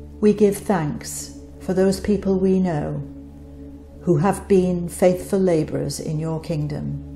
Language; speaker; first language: English; native; English